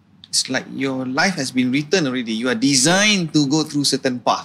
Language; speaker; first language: English; non-native, local second language; Malay